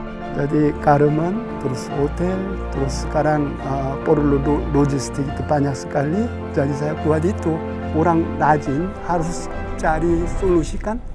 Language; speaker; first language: Indonesian; non-native, learner; Korean